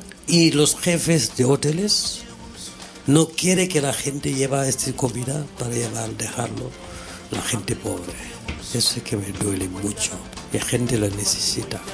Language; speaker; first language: Spanish; non-native, fluent; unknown